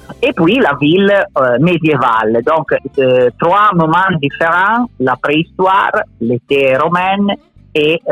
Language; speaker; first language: French; non-native, learner; Italian